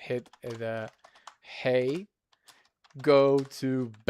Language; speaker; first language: English; non-native, fluent; Serbian